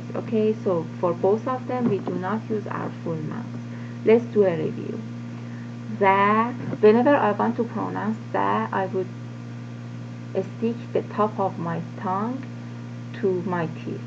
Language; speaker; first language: English; non-native, fluent; Persian